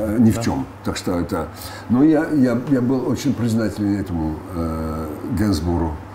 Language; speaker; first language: Russian; non-native, fluent; French